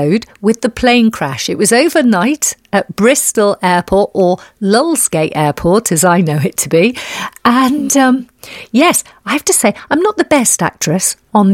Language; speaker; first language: English; native; English